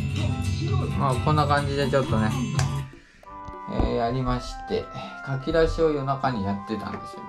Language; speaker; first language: Japanese; native; Japanese